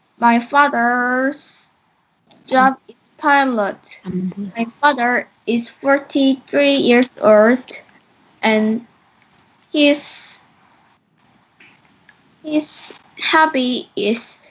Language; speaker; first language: English; non-native, learner; Korean